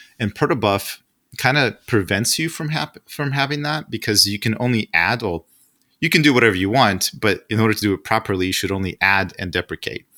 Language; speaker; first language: English; non-native, fluent; Russian